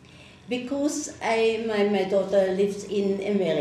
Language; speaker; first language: English; non-native, learner; German